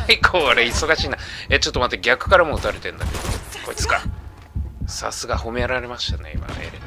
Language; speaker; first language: Japanese; early bilingual, heritage; Japanese